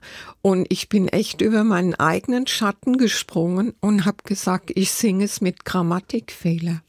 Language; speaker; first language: German; native; German